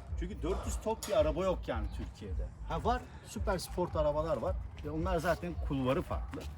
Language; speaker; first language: Turkish; native; Turkish